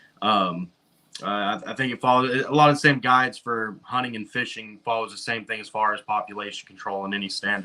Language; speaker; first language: English; native; English